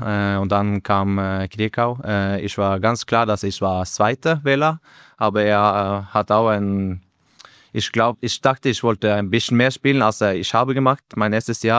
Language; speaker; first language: German; non-native, learner; Norwegian